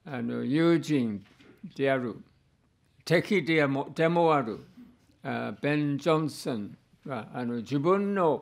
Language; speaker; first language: Japanese; non-native, fluent; English